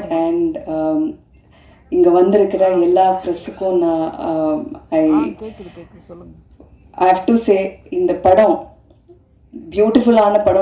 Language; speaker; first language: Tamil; non-native, fluent; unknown